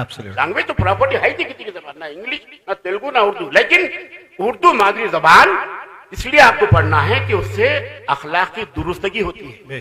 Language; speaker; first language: Urdu; native; Urdu